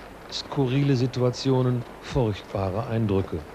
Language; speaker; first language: German; native; German